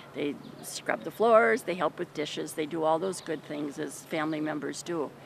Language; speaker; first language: English; native; English